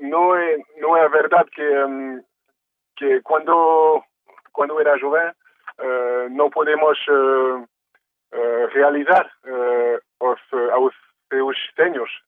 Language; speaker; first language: Portuguese; early bilingual, heritage; French